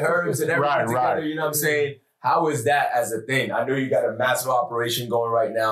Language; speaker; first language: English; non-native, local second language; Akan